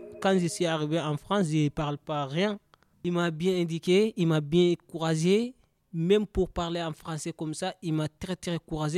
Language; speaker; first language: French; non-native, learner; Soninke